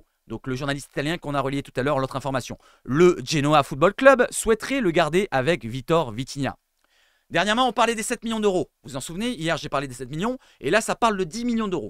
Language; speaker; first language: French; native; French